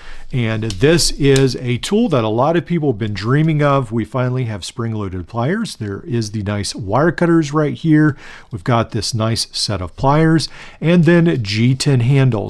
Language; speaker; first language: English; native; English